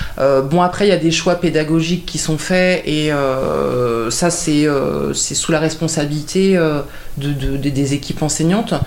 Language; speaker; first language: French; native; French